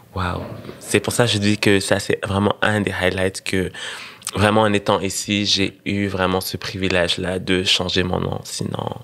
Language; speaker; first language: French; non-native, local second language; Rundi